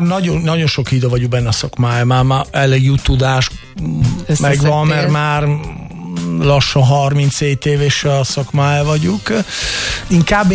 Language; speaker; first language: Hungarian; non-native, learner; Italian